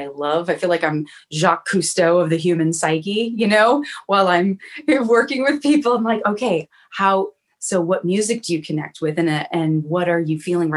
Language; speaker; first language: English; native; English